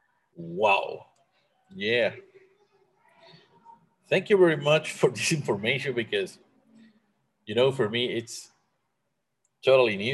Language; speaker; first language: English; non-native, learner; Spanish